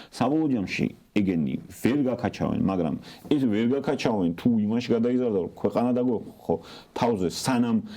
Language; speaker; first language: Georgian; non-native, local second language; Svan